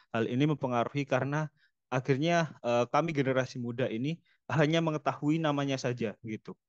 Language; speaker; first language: Indonesian; non-native, local second language; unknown